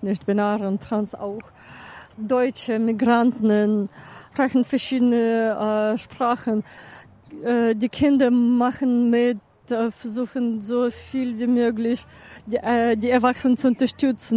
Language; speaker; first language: German; non-native, fluent; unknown